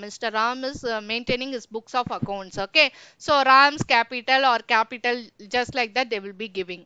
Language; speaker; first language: English; non-native, local second language; Tamil